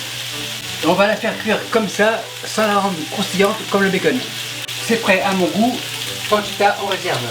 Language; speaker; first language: French; native; French